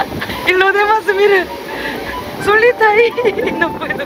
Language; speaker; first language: Spanish; non-native, fluent; Korean